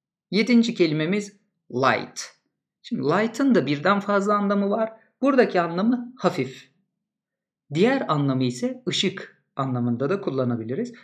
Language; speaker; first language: Turkish; native; Turkish